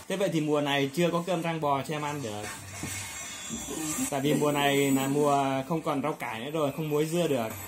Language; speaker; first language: Vietnamese; native; Vietnamese